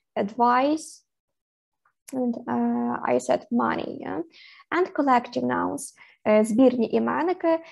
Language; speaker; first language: English; non-native, fluent; Ukrainian